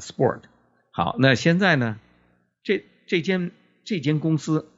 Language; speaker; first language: Chinese; native; Chinese